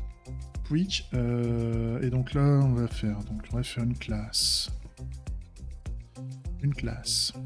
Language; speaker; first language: French; native; French